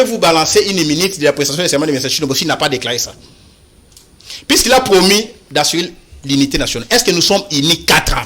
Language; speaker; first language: French; non-native, local second language; Lingala